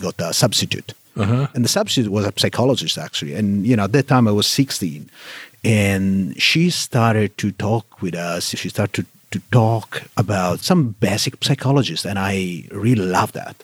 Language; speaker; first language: English; non-native, fluent; Italian